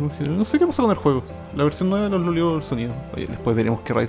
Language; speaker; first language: Spanish; native; Spanish